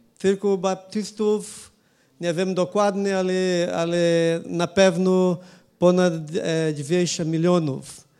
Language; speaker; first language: Polish; non-native, learner; Portuguese